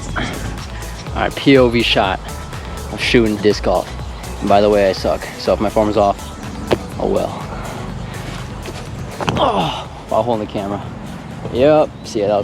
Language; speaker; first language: English; native; English